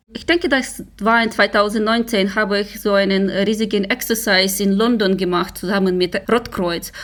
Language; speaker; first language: German; non-native, fluent; Ukrainian